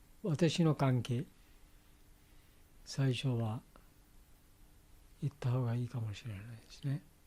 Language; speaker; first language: Japanese; non-native, fluent; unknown